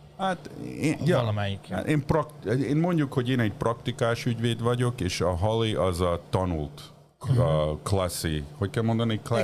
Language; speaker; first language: Hungarian; early bilingual, heritage; Hungarian